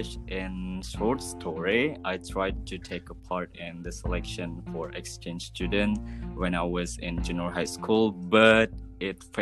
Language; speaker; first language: English; non-native, fluent; Indonesian